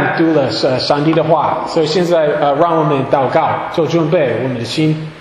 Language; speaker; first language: Chinese; non-native, fluent; English